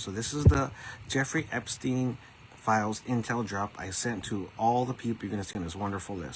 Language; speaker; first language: English; native; English